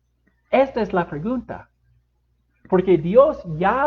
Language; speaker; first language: Spanish; non-native, fluent; English